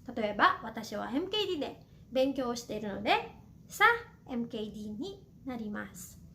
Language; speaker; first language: Japanese; non-native, fluent; Cebuano